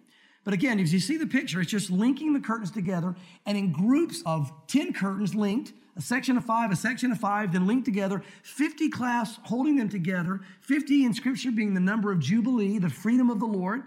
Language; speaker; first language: English; native; English